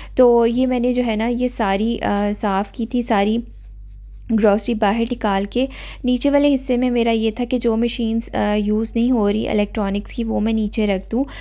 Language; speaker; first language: Urdu; native; Urdu